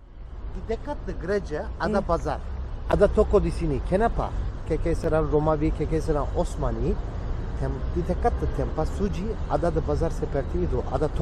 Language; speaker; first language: Indonesian; non-native, learner; Turkish